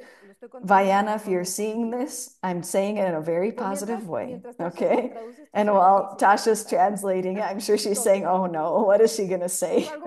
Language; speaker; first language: English; non-native, fluent; Spanish